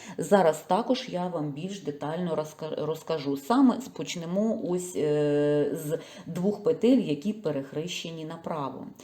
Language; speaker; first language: Ukrainian; non-native, local second language; Russian